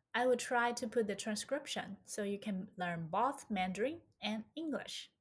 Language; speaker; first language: English; non-native, fluent; Chinese